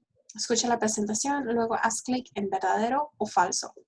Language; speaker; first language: Spanish; early bilingual, heritage; Spanish